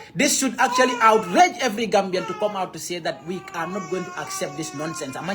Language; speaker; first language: English; non-native, local second language; Wolof